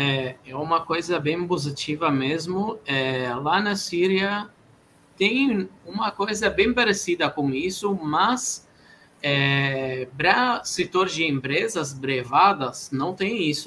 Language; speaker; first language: Portuguese; non-native, fluent; Arabic